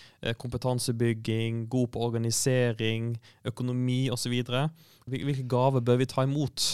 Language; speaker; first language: Norwegian; native; Norwegian